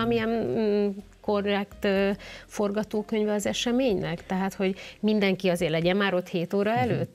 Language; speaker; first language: Hungarian; native; Hungarian